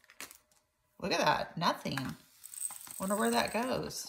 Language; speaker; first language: English; native; English